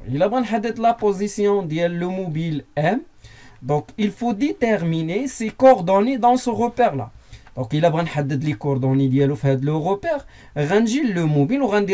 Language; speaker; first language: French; non-native, local second language; Arabic